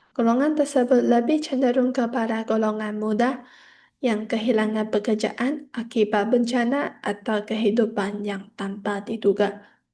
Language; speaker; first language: Malay; non-native, local second language; Chinese